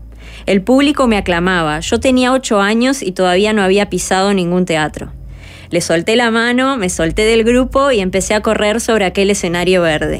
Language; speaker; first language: Spanish; native; Spanish